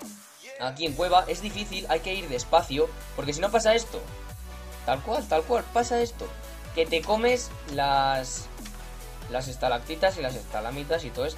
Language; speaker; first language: Spanish; native; Spanish